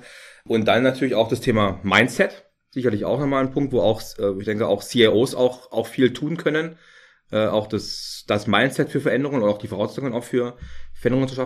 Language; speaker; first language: German; native; German